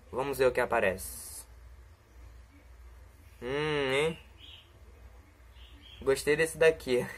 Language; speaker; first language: Portuguese; native; Portuguese